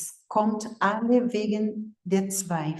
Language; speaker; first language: German; non-native, fluent; Portuguese